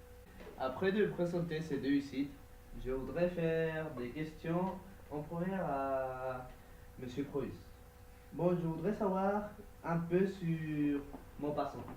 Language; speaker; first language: French; non-native, learner; Spanish